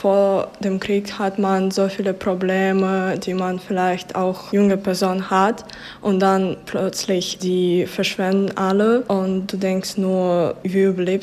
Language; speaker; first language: German; non-native, fluent; Ukrainian